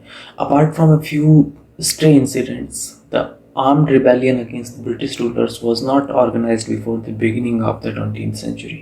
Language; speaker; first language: English; non-native, local second language; Hindi